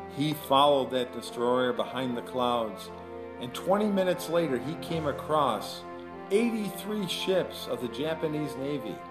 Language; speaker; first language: English; native; English